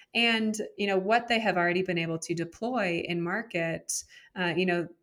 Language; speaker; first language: English; native; English